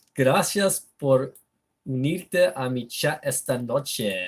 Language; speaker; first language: Spanish; non-native, learner; English